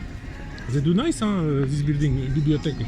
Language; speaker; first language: English; non-native, learner; French